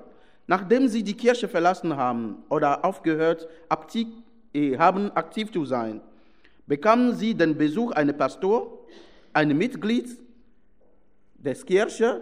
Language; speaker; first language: German; non-native, fluent; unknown